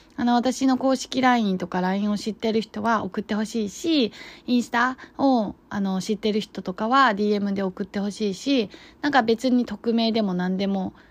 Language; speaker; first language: Japanese; non-native, fluent; Chinese